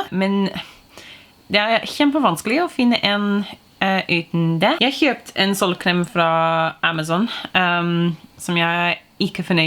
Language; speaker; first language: Norwegian; non-native, fluent; English